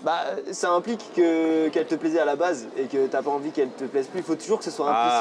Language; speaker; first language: French; native; French